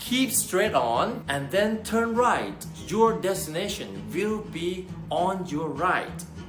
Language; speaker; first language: English; non-native, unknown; Thai